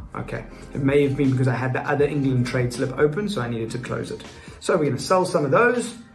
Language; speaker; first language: English; native; English